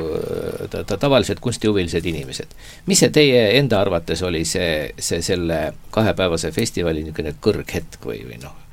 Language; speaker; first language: Estonian; native; Estonian